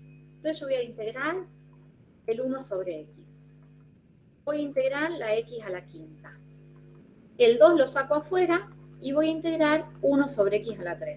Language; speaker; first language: Spanish; native; Spanish